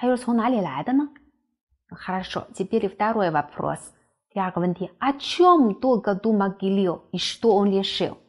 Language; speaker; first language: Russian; non-native, fluent; Chinese